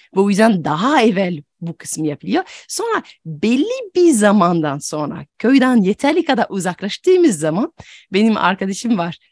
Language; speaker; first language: Turkish; non-native, fluent; French